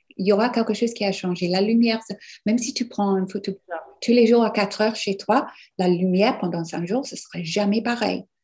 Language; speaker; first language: French; non-native, fluent; English